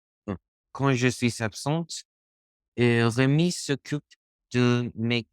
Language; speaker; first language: French; non-native, learner; Spanish